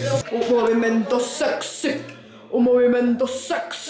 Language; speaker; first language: Spanish; early bilingual, heritage; Spanish